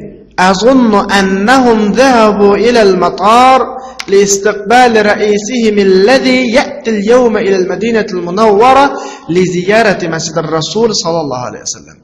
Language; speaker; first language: Arabic; non-native, fluent; Uzbek